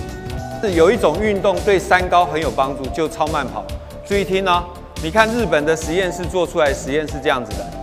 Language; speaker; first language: Chinese; native; Chinese